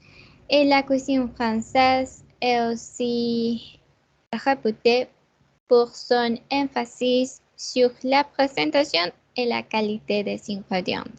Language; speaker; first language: French; non-native, learner; Spanish